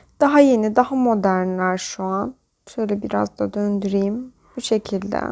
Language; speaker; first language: Turkish; native; Turkish